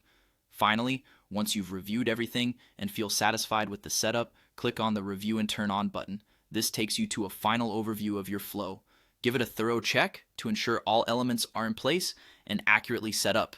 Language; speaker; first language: English; native; English